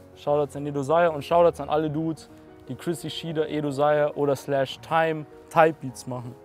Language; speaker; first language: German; native; German